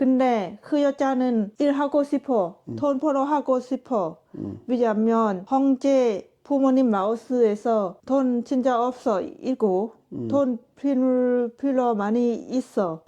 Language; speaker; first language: Korean; non-native, learner; Lao